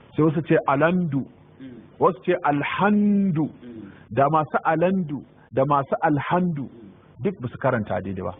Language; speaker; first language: Hausa; native; Hausa